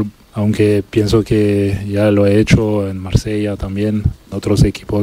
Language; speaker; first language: Spanish; non-native, local second language; French